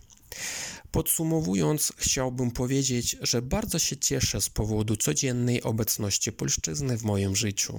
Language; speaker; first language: Polish; non-native, fluent; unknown